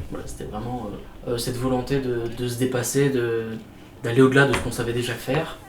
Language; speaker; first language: French; native; French